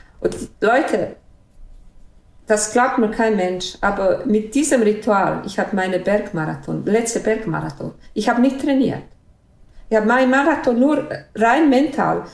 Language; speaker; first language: German; non-native, fluent; Bosnian